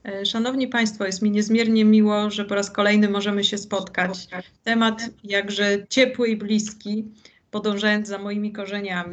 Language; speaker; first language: Polish; native; Polish